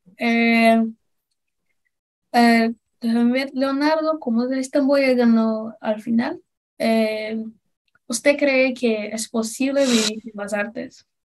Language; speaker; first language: Spanish; non-native, learner; Portuguese